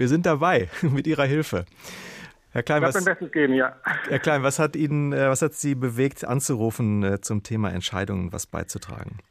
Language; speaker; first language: German; native; German